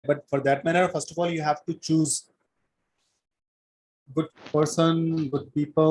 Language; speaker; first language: English; non-native, learner; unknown